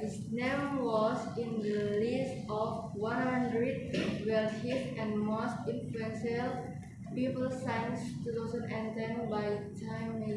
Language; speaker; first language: English; non-native, learner; Indonesian